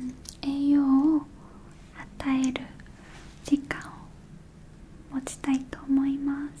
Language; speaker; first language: Japanese; non-native, learner; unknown